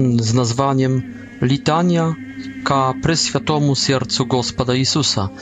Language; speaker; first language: Polish; non-native, learner; Russian